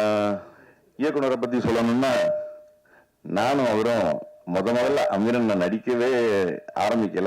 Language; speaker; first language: Tamil; native; Tamil